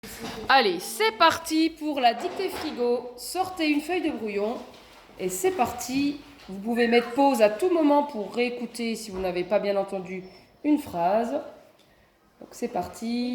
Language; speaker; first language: French; native; French